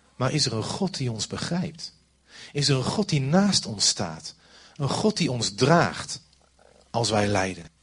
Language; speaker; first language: Dutch; native; Dutch